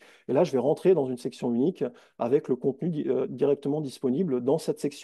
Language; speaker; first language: French; native; French